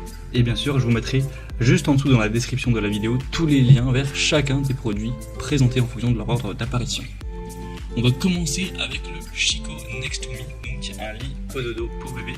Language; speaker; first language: French; native; French